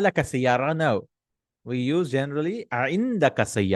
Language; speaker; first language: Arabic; non-native, fluent; Urdu